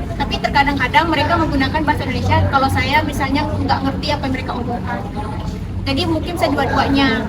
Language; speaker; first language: Indonesian; non-native, local second language; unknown